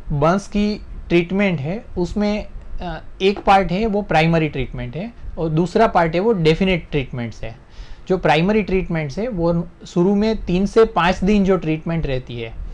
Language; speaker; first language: Hindi; non-native, local second language; Gujarati